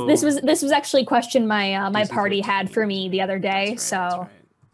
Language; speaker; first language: English; native; English